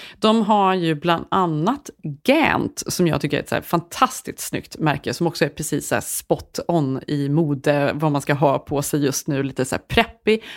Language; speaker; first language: Swedish; native; Swedish